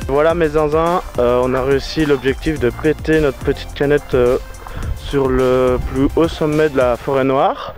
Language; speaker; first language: French; native; French